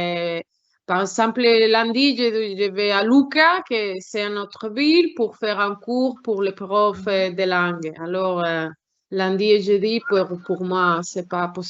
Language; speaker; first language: French; non-native, learner; Spanish